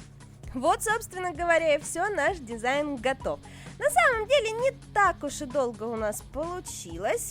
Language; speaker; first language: Russian; native; Russian